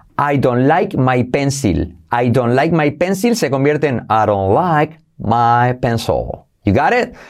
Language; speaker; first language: English; non-native, fluent; Spanish